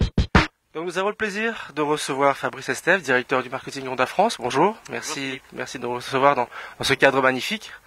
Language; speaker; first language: French; native; French